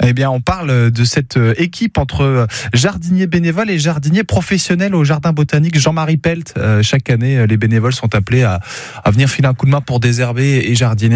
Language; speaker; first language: French; native; French